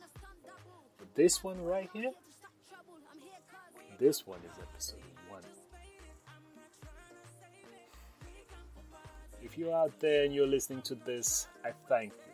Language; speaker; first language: English; non-native, local second language; Krio